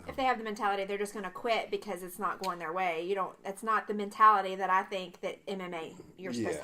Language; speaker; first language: English; native; English